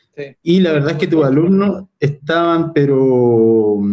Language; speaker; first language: Spanish; native; Spanish